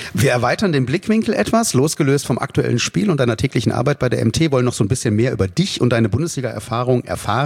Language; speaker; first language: German; native; German